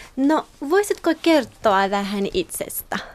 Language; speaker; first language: Finnish; non-native, learner; Ukrainian